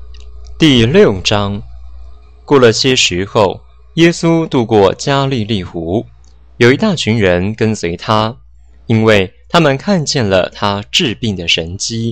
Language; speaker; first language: Chinese; native; Chinese